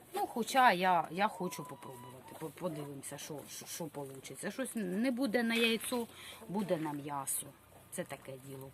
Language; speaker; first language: Ukrainian; native; Ukrainian